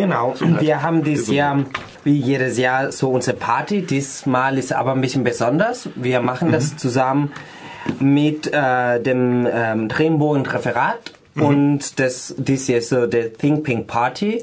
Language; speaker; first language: German; non-native, fluent; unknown